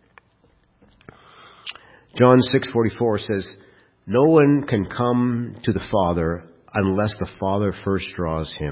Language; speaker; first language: English; native; English